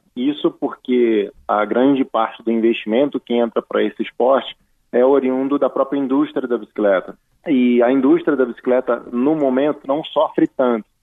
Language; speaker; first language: Portuguese; native; Portuguese